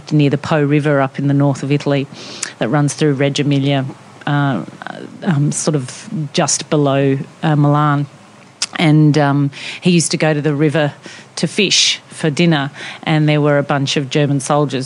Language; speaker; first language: English; non-native, local second language; Italian